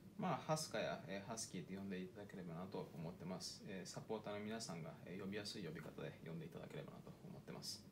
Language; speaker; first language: Japanese; native; Japanese